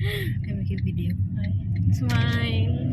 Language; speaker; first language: English; non-native, local second language; Filipino